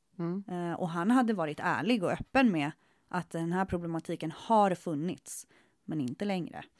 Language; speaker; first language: Swedish; early bilingual, other home language; Spanish